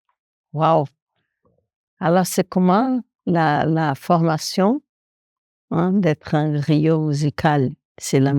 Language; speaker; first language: French; non-native, fluent; Portuguese